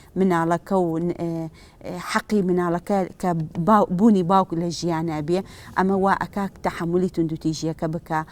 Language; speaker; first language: Central Kurdish; native; Central Kurdish